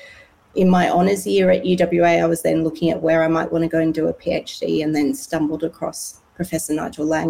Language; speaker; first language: English; native; English